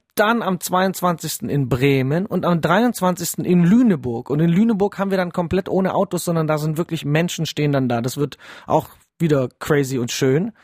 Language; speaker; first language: German; early bilingual, other home language; Polish